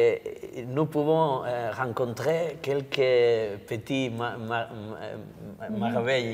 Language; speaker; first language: French; non-native, learner; Basque